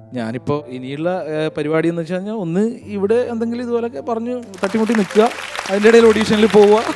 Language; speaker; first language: Malayalam; native; Malayalam